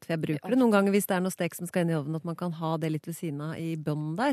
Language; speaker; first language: Norwegian; native; Norwegian